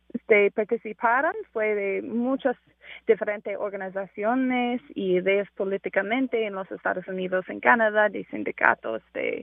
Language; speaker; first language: Spanish; non-native, fluent; English